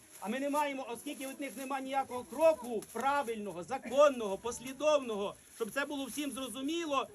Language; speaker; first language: Ukrainian; native; Ukrainian